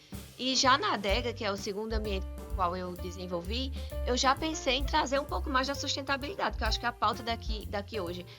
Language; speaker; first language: Portuguese; native; Portuguese